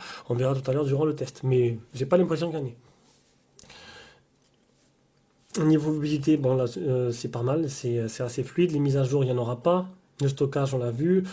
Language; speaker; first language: French; native; French